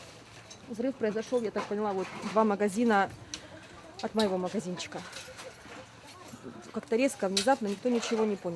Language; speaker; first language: Russian; native; Russian